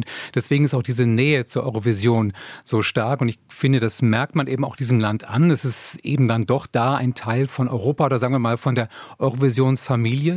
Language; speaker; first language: German; native; German